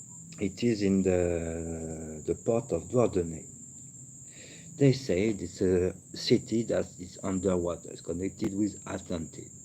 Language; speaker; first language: English; non-native, learner; French